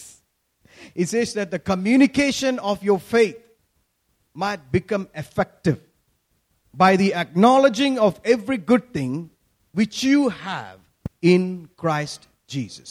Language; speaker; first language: English; non-native, local second language; Malayalam